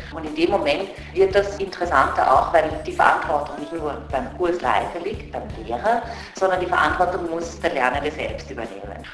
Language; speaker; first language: German; native; German